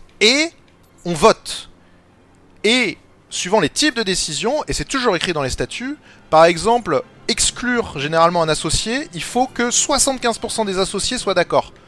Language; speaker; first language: French; native; French